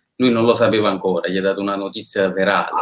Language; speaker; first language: Italian; native; Italian